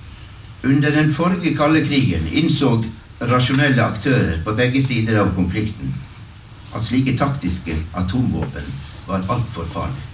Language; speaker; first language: Norwegian; native; Norwegian